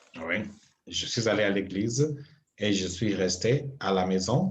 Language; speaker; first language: French; non-native, fluent; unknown